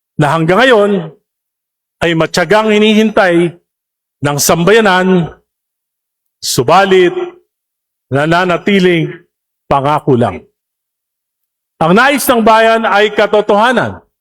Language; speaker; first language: Filipino; native; Filipino